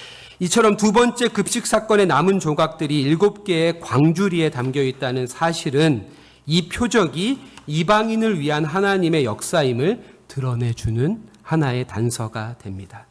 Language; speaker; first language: Korean; native; Korean